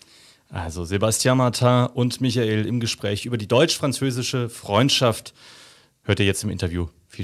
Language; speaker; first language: German; native; German